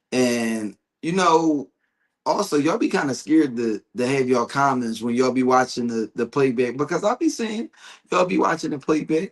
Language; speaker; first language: English; native; English